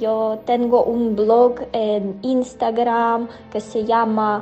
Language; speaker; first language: Spanish; non-native, fluent; Ukrainian